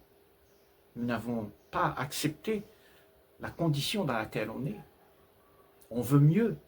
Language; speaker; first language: French; native; French